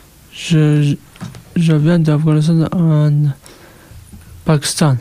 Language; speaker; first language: French; non-native, learner; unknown